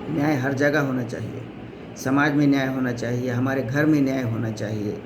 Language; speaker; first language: Hindi; non-native, local second language; Marathi